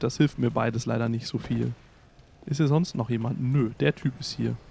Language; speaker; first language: German; native; German